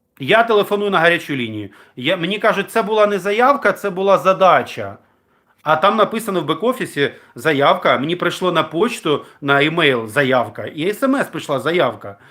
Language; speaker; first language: Ukrainian; non-native, local second language; Russian